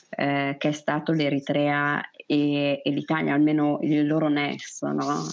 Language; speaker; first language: Italian; native; Italian